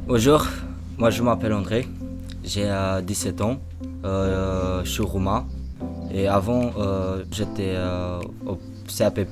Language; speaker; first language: French; non-native, learner; Romanian